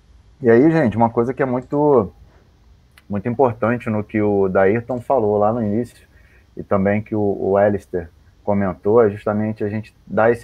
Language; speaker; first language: Portuguese; native; Portuguese